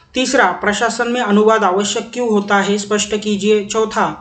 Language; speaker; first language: Hindi; non-native, local second language; Marathi